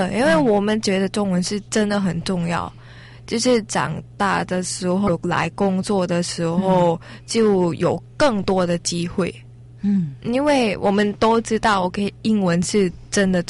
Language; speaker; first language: Chinese; non-native, learner; Thai